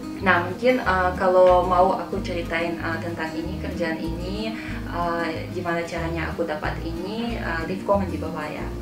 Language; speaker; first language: Indonesian; non-native, fluent; Russian